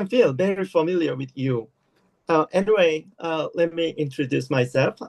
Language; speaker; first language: English; non-native, learner; Korean